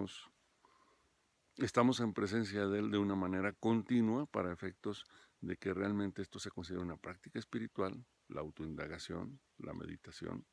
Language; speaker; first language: Spanish; native; Spanish